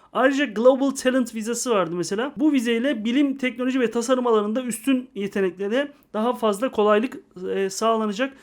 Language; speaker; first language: Turkish; native; Turkish